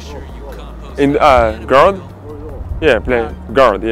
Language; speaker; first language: English; non-native, fluent; French